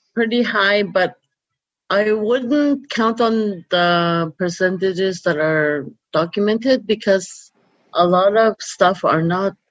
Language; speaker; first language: English; non-native, fluent; Cree